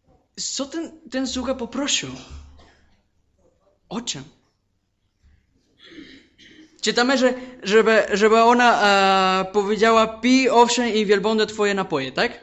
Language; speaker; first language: Polish; non-native, fluent; Spanish